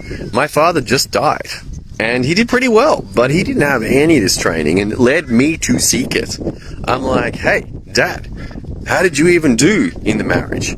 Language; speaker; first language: English; native; English